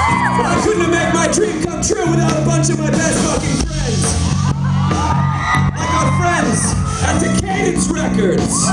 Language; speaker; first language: English; native; English